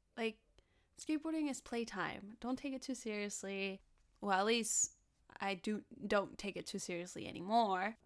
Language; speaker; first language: English; early bilingual, other home language; Spanish